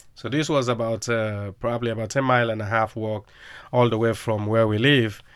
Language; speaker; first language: English; non-native, local second language; Krio